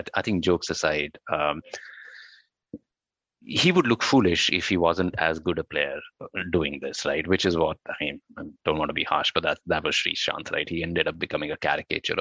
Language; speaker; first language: English; non-native, local second language; Hindi